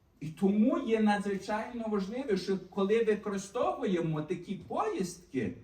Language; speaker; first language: Ukrainian; early bilingual, heritage; Ukrainian